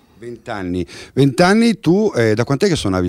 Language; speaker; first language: Italian; native; Italian